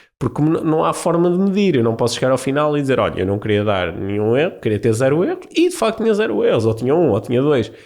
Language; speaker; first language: Portuguese; native; Portuguese